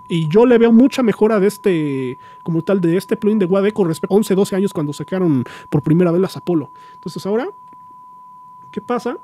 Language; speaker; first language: Spanish; native; Spanish